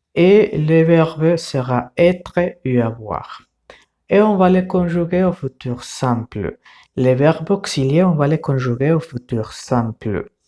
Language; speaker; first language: French; non-native, fluent; Spanish